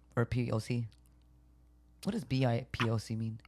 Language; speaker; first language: English; early bilingual, other home language; Filipino